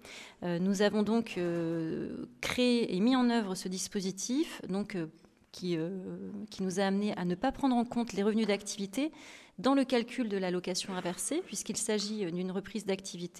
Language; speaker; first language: French; native; French